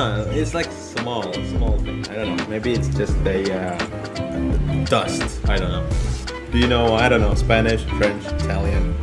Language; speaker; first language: English; non-native, fluent; Indonesian